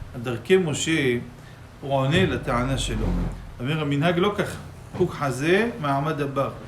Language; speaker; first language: Hebrew; native; Hebrew